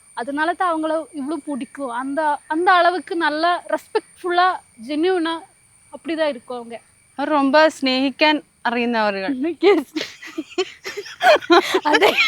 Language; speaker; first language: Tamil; non-native, learner; Malayalam